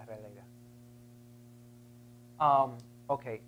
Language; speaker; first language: Spanish; early bilingual, heritage; Spanish